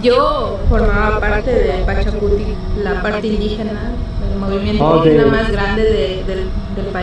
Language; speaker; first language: Spanish; native; Spanish